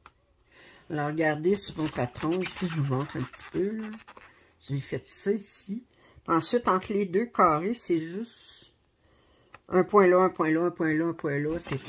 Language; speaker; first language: French; native; French